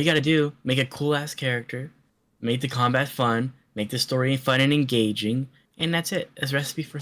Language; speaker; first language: English; native; English